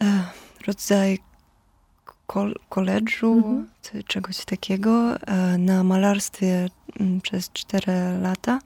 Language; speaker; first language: Polish; non-native, fluent; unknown